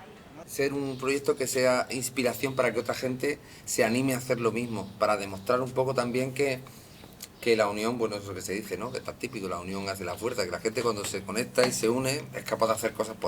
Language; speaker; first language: Spanish; native; Spanish